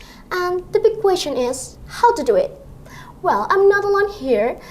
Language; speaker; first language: English; non-native, learner; Indonesian